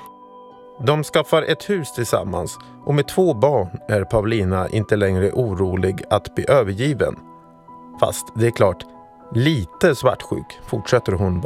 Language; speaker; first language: Swedish; native; Swedish